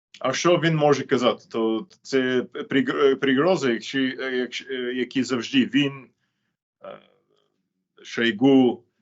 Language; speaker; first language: Ukrainian; non-native, fluent; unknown